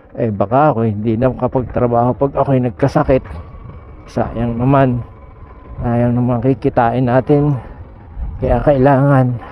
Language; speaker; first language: Filipino; native; Filipino